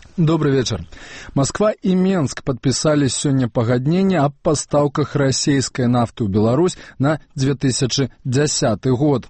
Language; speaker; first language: Belarusian; native; Belarusian